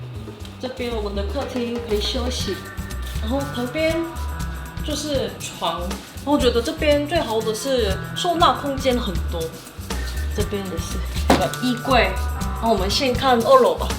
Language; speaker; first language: Chinese; non-native, fluent; Korean